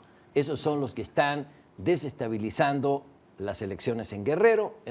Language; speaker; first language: Spanish; native; Spanish